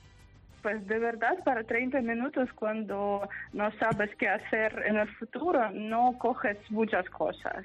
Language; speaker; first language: Spanish; non-native, fluent; Ukrainian